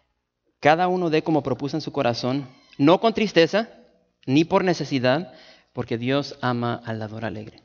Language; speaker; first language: Spanish; native; Spanish